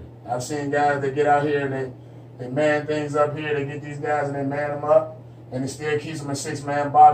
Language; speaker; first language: English; native; English